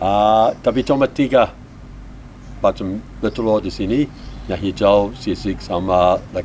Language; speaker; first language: Indonesian; non-native, learner; English